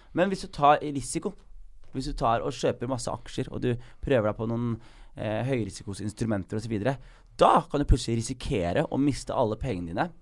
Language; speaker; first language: Norwegian; early bilingual, other home language; Somali